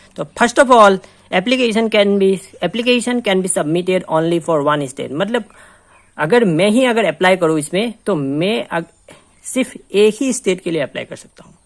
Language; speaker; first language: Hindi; non-native, local second language; Assamese